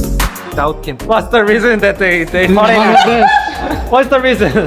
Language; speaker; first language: English; non-native, fluent; Korean